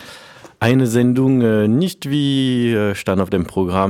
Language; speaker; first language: German; non-native, learner; French